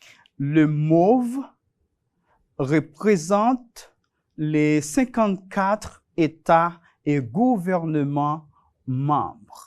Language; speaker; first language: French; non-native, fluent; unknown